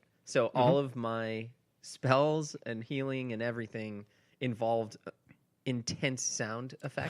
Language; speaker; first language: English; native; English